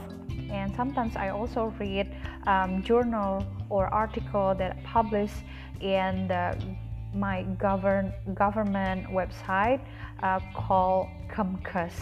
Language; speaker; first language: English; non-native, fluent; Indonesian